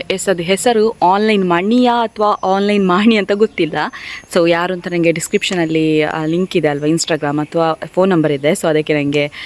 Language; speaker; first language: Kannada; non-native, local second language; Tulu